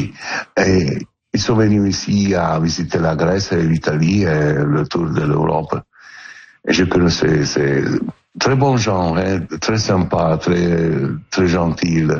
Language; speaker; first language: French; non-native, learner; Italian